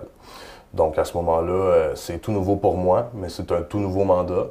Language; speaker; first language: French; native; French